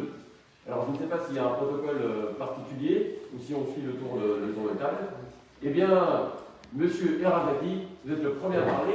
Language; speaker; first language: French; native; French